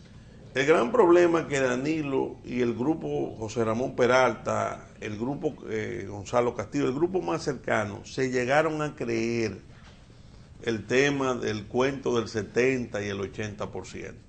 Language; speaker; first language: Spanish; native; Spanish